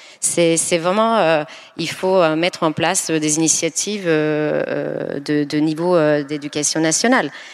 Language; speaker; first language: French; non-native, fluent; Finnish